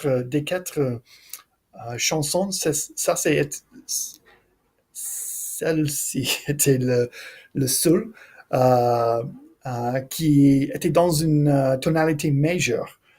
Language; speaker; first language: French; non-native, learner; English